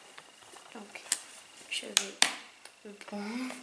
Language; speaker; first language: French; native; French